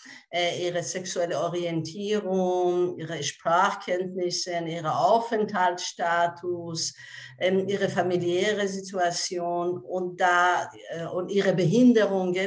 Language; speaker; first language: German; non-native, fluent; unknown